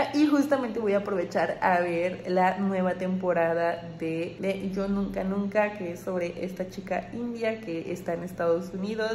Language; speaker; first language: Spanish; native; Spanish